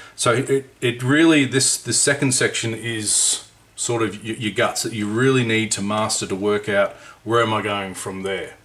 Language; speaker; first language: English; native; English